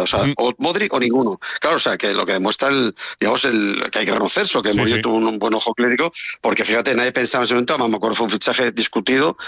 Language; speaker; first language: Spanish; native; Spanish